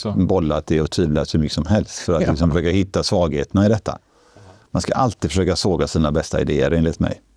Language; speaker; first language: Swedish; native; Swedish